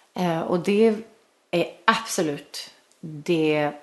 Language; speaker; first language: Swedish; native; Swedish